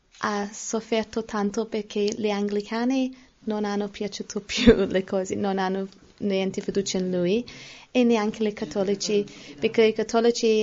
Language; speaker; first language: Italian; non-native, learner; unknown